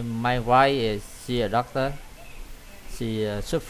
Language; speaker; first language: English; non-native, learner; Vietnamese